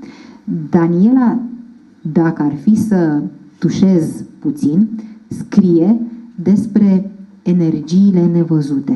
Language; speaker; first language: Romanian; native; Romanian